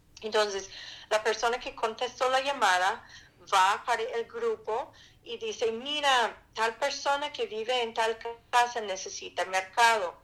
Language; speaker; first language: Spanish; non-native, fluent; English